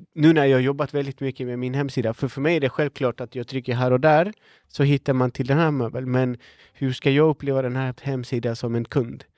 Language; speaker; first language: Swedish; non-native, fluent; Spanish